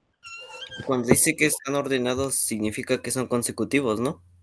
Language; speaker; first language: Spanish; native; Spanish